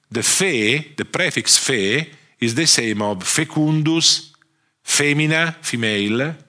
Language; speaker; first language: English; non-native, fluent; Italian